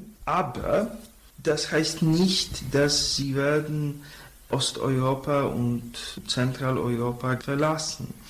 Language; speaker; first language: German; non-native, fluent; Polish